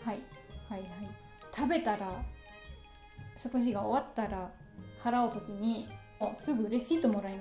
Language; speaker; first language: Japanese; non-native, learner; German